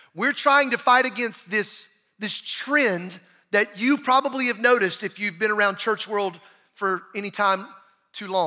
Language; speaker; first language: English; native; English